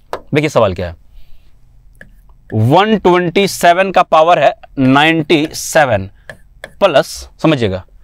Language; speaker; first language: Hindi; native; Hindi